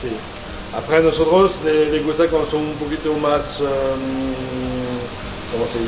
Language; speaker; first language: Spanish; non-native, learner; French